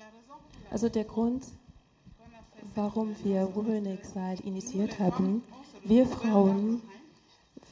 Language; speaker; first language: German; non-native, fluent; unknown